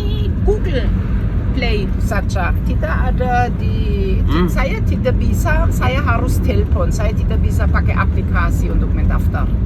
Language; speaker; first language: Indonesian; non-native, fluent; German